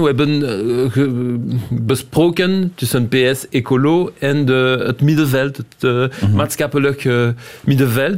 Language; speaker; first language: Dutch; non-native, local second language; French